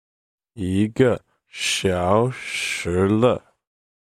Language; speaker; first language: Chinese; non-native, learner; English